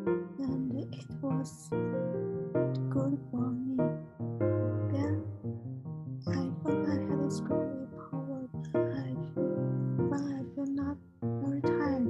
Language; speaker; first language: English; non-native, learner; Chinese